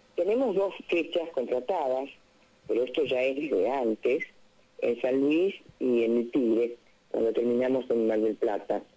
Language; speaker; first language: Spanish; native; Spanish